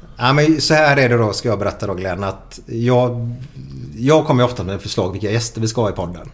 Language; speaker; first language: Swedish; native; Swedish